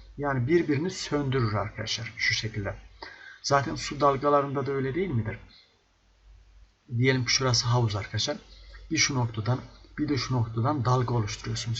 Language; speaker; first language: Turkish; native; Turkish